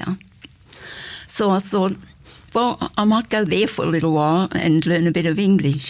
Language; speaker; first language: English; non-native, fluent; German